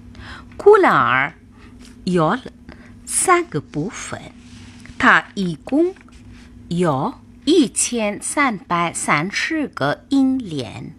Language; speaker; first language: Chinese; non-native, fluent; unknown